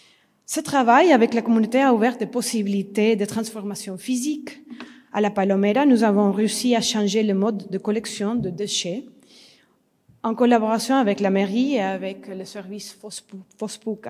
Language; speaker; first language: French; non-native, fluent; Spanish